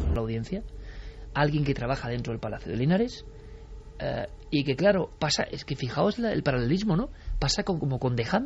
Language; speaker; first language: Spanish; native; Spanish